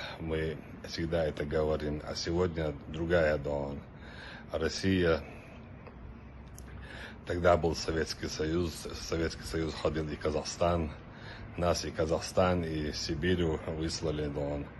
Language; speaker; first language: Russian; non-native, local second language; Chechen